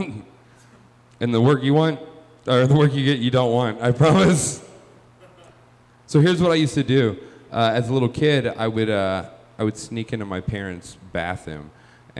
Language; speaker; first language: English; native; English